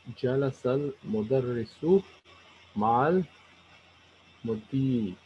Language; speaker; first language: Arabic; non-native, learner; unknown